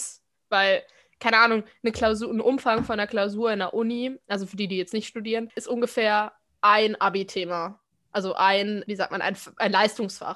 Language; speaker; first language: German; native; German